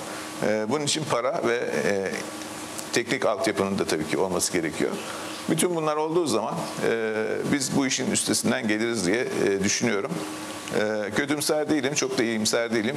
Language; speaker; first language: Turkish; native; Turkish